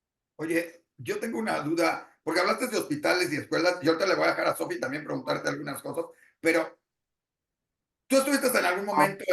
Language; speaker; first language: Spanish; native; Spanish